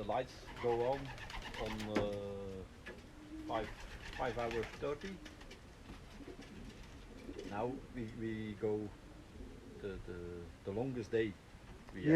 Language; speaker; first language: English; non-native, learner; Dutch